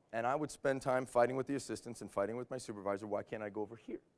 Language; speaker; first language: English; native; English